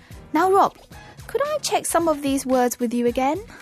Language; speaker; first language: English; non-native, fluent; Chinese